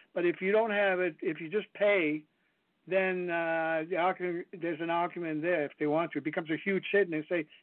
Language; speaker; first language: English; non-native, fluent; Danish